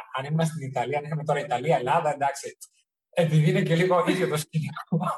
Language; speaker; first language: Greek; early bilingual, heritage; Greek